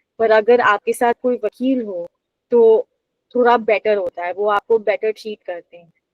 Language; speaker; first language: Hindi; native; Hindi